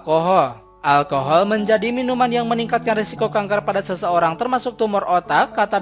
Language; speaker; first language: Indonesian; native; Indonesian